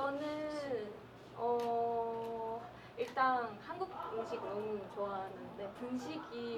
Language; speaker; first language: Korean; non-native, learner; Japanese